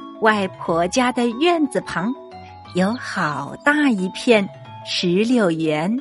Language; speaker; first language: Chinese; native; Chinese